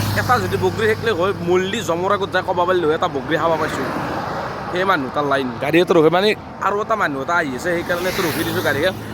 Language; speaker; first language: Assamese; native; Assamese